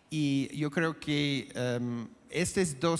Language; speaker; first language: Spanish; non-native, fluent; English